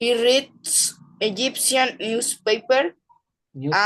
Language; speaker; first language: English; non-native, learner; Spanish